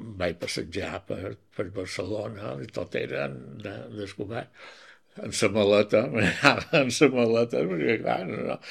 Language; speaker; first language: Catalan; native; Catalan